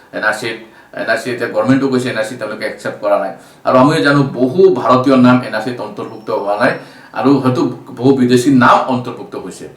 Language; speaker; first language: Assamese; non-native, local second language; Bangla